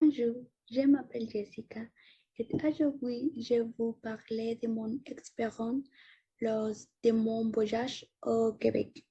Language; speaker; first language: French; non-native, learner; Spanish